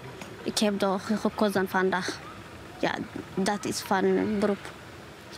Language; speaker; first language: Dutch; non-native, learner; Tigrinya